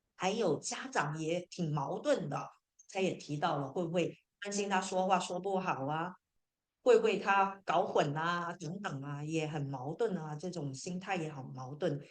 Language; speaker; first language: Chinese; native; Chinese